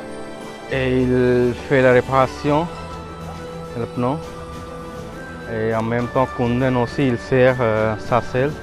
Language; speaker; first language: French; non-native, fluent; Hindi